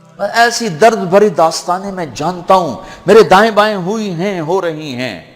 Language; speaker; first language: Urdu; non-native, local second language; Punjabi